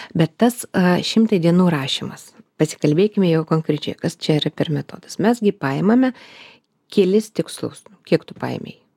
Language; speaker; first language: Lithuanian; non-native, local second language; Russian